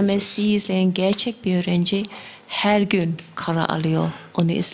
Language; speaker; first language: Turkish; non-native, fluent; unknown